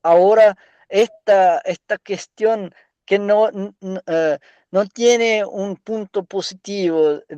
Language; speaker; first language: Spanish; non-native, fluent; Portuguese